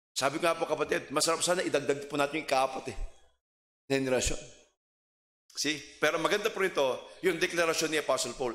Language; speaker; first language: Filipino; non-native, local second language; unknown